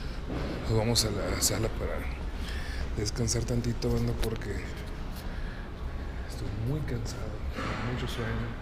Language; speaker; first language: Spanish; native; Spanish